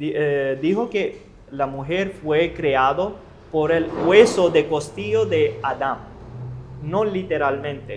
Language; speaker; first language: Spanish; non-native, learner; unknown